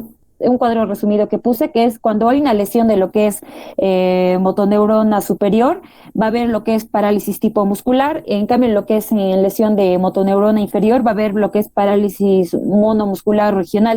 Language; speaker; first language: Spanish; native; Spanish